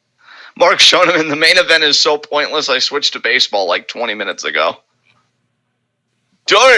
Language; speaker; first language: English; native; English